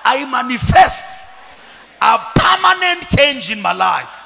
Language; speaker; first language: English; non-native, local second language; Swahili